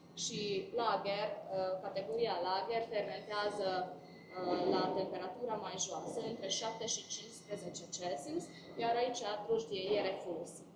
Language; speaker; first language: Romanian; non-native, local second language; Hungarian